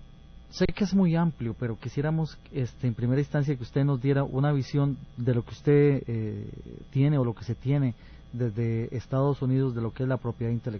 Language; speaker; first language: Spanish; native; Spanish